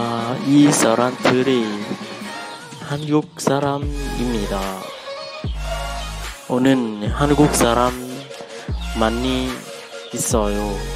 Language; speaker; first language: Korean; non-native, learner; Hmong